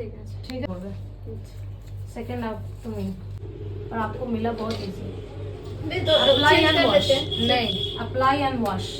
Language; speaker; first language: Hindi; non-native, local second language; Bangla